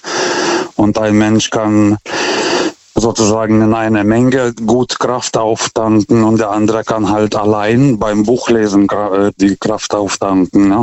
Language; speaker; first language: German; non-native, fluent; Lithuanian